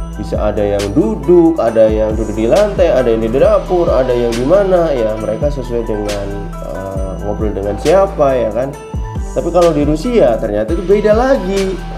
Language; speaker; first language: Indonesian; native; Indonesian